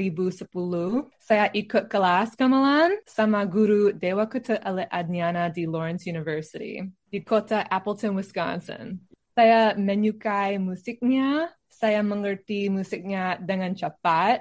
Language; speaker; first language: Indonesian; non-native, learner; English